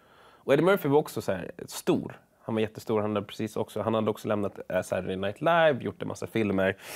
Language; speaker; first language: Swedish; early bilingual, other home language; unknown